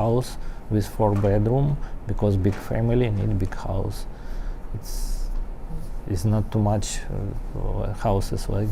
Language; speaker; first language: English; non-native, learner; Ukrainian